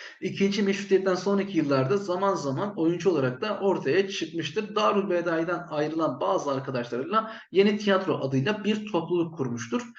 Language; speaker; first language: Turkish; native; Turkish